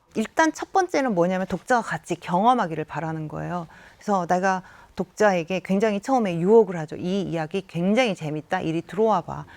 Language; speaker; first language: Korean; native; Korean